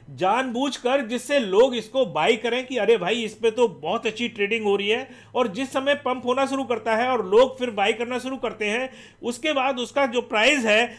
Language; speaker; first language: Hindi; native; Hindi